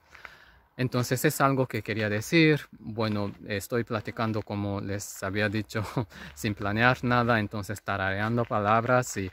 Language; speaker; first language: Spanish; non-native, fluent; Japanese